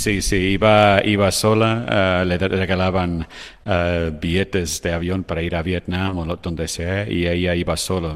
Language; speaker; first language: Spanish; non-native, fluent; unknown